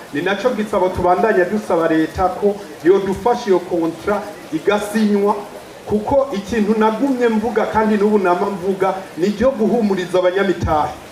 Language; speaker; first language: Rundi; early bilingual, heritage; Rundi